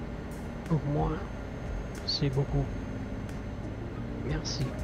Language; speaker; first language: French; non-native, learner; Italian